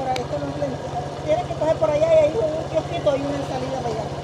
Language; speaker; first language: Spanish; native; Spanish